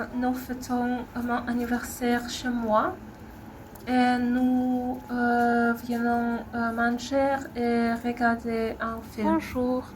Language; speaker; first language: French; non-native, learner; Ukrainian